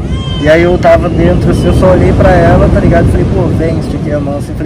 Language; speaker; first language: Portuguese; native; Portuguese